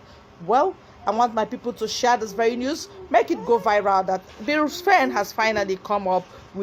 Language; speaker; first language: English; non-native, local second language; Igbo